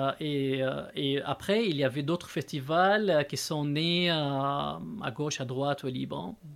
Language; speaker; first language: French; non-native, local second language; Arabic